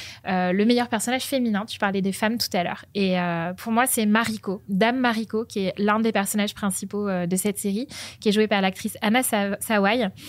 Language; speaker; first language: French; native; French